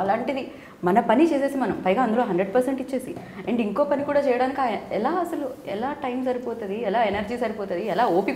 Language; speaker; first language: Telugu; native; Telugu